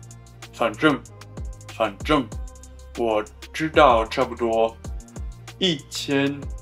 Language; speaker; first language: Chinese; non-native, learner; German